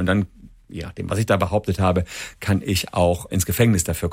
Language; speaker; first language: German; native; German